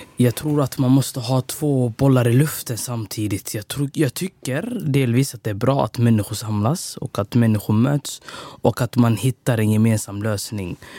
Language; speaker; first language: Swedish; early bilingual, other home language; Somali